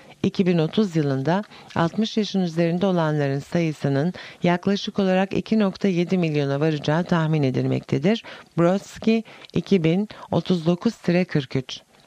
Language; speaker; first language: Turkish; native; Turkish